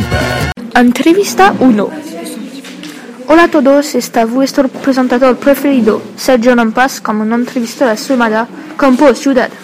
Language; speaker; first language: Spanish; non-native, learner; French